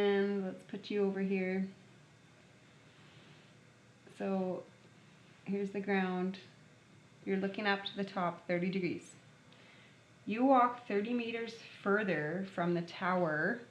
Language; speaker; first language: English; native; English